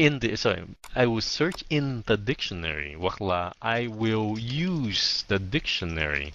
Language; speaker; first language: English; early bilingual, heritage; Vietnamese